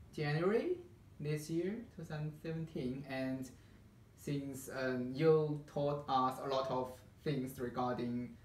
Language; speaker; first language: English; non-native, fluent; Chinese